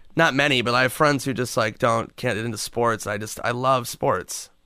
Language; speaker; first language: English; native; English